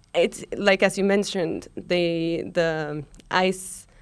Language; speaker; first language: English; non-native, fluent; Spanish